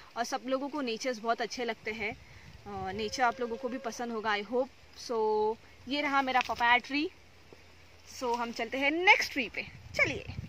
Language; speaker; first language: Hindi; non-native, local second language; Marathi